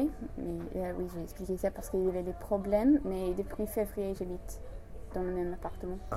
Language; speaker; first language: French; non-native, learner; English